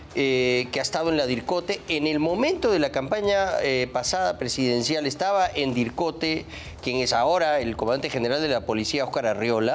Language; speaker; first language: Spanish; native; Spanish